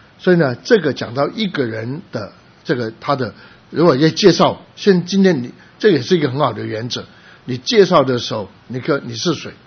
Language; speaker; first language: Chinese; early bilingual, other home language; Cantonese